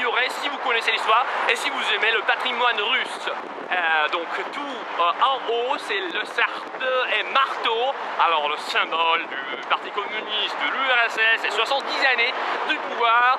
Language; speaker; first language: French; non-native, fluent; Russian